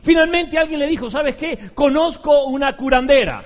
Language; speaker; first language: Spanish; native; Spanish